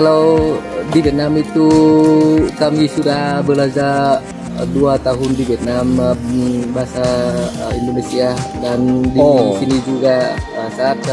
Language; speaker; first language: Indonesian; non-native, learner; Vietnamese